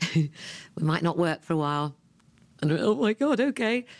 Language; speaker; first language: English; native; English